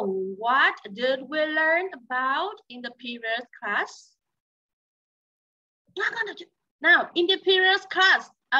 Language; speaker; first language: English; non-native, learner; Vietnamese